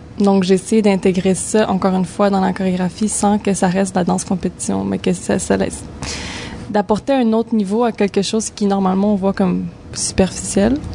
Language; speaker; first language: French; native; French